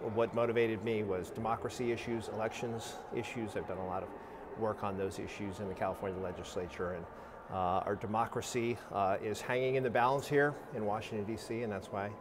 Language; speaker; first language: English; native; English